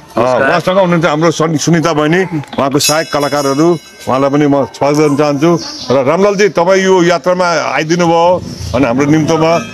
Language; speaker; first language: Nepali; native; Nepali